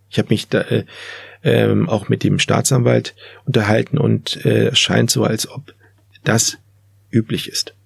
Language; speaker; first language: German; early bilingual, other home language; Turkish